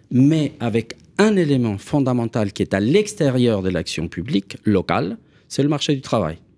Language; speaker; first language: French; non-native, fluent; Spanish